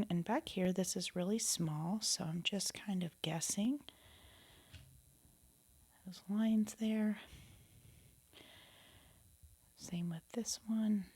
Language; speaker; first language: English; native; English